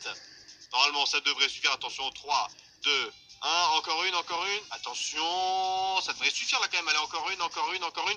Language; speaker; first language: French; native; French